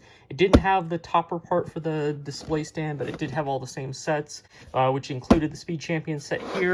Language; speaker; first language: English; native; English